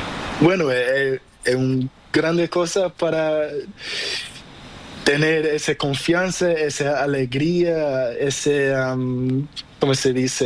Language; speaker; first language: Spanish; non-native, learner; Portuguese